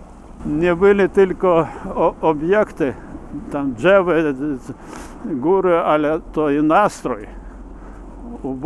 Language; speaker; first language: Polish; non-native, learner; Lithuanian